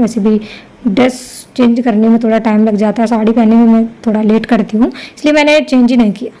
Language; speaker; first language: Hindi; native; Hindi